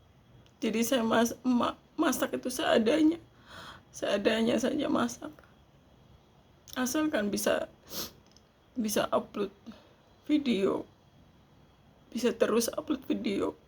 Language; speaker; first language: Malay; non-native, local second language; Javanese